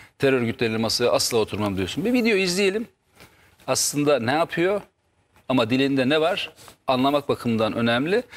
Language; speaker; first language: Turkish; native; Turkish